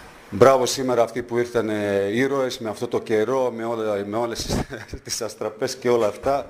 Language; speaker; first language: Greek; non-native, fluent; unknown